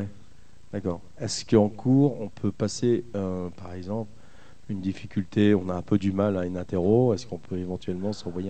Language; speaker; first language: French; native; French